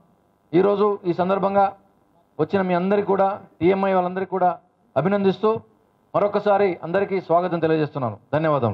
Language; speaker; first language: Telugu; native; Telugu